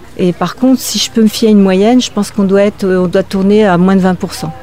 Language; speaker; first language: French; native; French